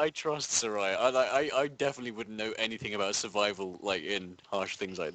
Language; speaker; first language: English; native; English